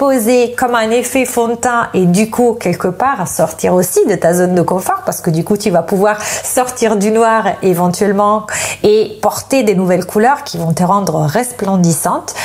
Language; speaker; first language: French; non-native, fluent; Italian